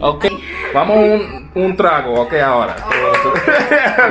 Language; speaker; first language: Spanish; non-native, learner; English